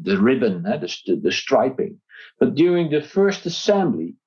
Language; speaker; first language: English; non-native, fluent; Dutch